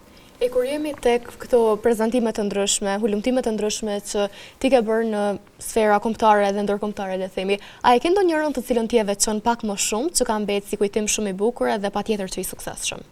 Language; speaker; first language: Albanian; native; Albanian